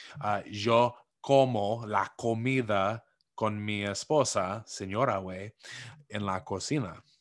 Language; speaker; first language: Spanish; non-native, fluent; English